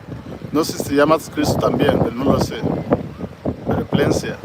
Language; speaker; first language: Spanish; non-native, learner; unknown